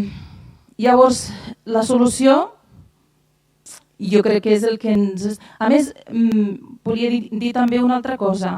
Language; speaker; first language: Catalan; non-native, fluent; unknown